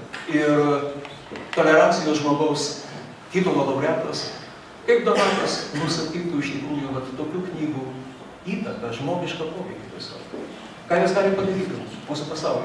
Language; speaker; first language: Lithuanian; native; Lithuanian